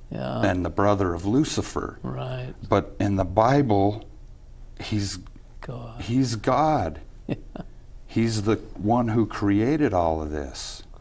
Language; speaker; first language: English; native; English